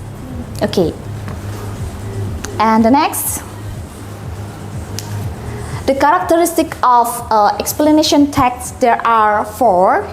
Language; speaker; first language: English; non-native, learner; Indonesian